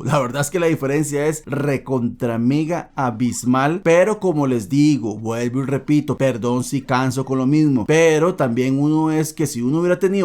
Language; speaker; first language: Spanish; native; Spanish